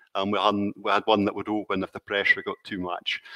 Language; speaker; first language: English; native; English